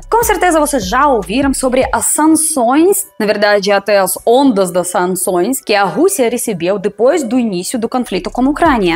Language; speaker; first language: Portuguese; non-native, fluent; Russian